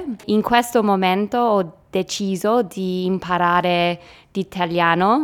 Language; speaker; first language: Italian; non-native, learner; English